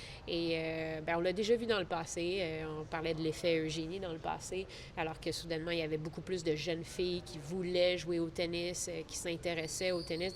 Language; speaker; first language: French; native; French